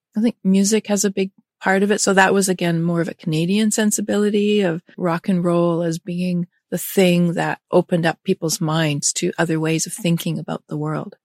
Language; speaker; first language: English; early bilingual, other home language; German